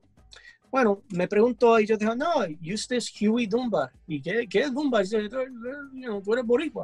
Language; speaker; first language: Spanish; early bilingual, heritage; English